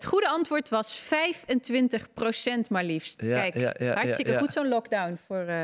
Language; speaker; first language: Dutch; native; Dutch